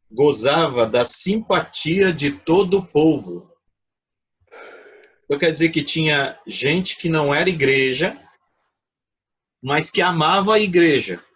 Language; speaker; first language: Portuguese; native; Portuguese